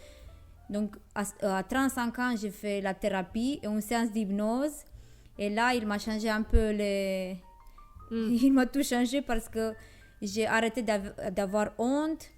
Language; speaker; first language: French; non-native, fluent; Romanian